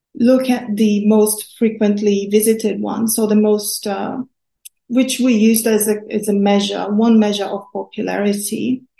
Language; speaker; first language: English; non-native, fluent; Portuguese